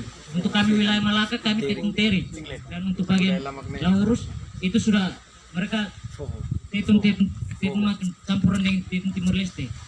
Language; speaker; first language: Indonesian; non-native, local second language; Tetum